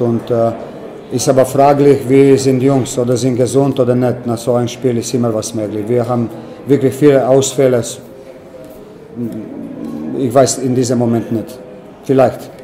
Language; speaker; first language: German; non-native, fluent; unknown